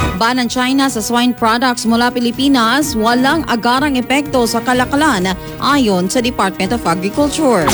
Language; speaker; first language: Filipino; non-native, local second language; Cebuano